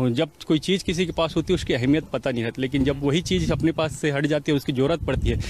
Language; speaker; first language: Hindi; native; Hindi